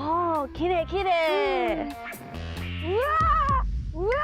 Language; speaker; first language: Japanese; non-native, learner; Chinese